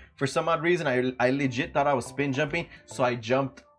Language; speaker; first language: English; early bilingual, other home language; Spanish